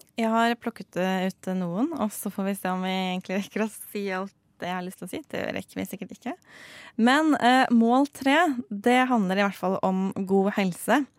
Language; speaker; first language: Norwegian; native; Norwegian